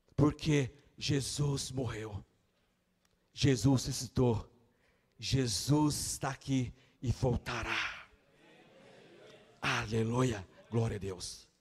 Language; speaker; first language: Portuguese; native; Portuguese